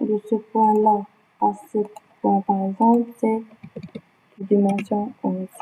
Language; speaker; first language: French; non-native, local second language; Arabic